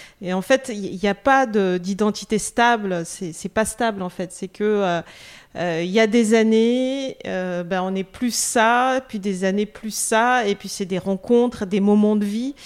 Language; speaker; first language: French; non-native, local second language; Russian